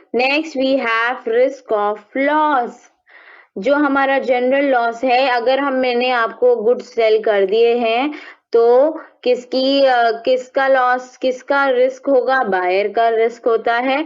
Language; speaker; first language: Hindi; native; Hindi